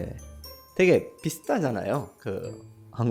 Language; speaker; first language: Korean; non-native, learner; Spanish